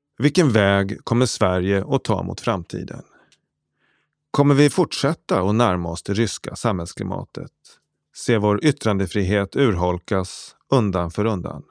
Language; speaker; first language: Swedish; native; Swedish